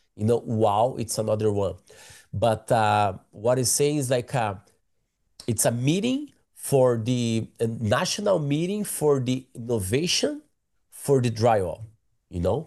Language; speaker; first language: English; non-native, learner; Portuguese